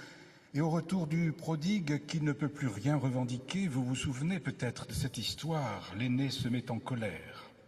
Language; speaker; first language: French; native; French